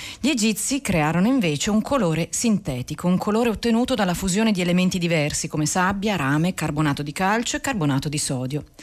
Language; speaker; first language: Italian; native; Italian